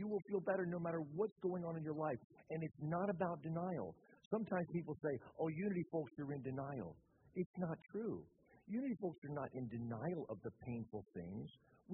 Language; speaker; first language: English; native; English